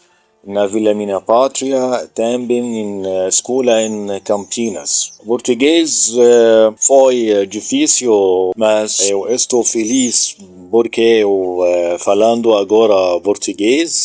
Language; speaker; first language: Portuguese; non-native, learner; Arabic